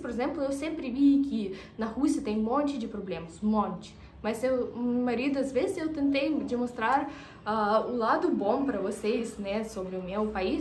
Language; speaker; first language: Portuguese; non-native, fluent; Russian